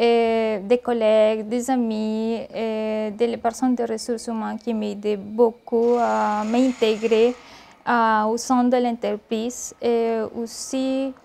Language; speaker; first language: French; non-native, learner; Spanish